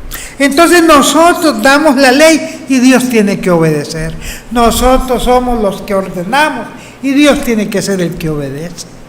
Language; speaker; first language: Spanish; native; Spanish